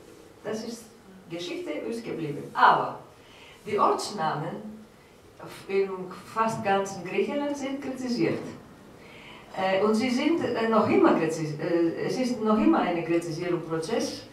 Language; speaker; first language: German; non-native, fluent; Greek